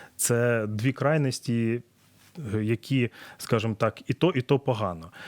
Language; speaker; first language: Ukrainian; native; Ukrainian